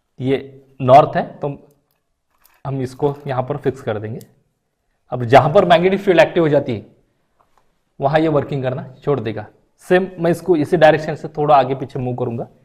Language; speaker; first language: Hindi; non-native, local second language; Marathi